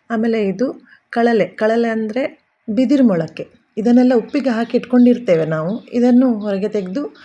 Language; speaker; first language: Kannada; native; Kannada